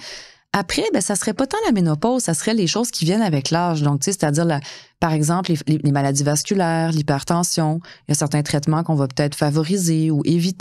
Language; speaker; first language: French; native; French